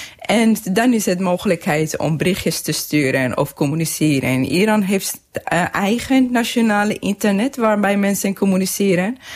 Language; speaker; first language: Dutch; non-native, fluent; Persian